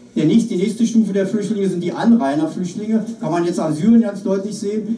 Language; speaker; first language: German; native; German